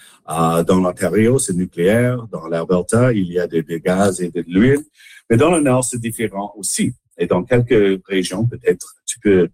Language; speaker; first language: French; non-native, local second language; English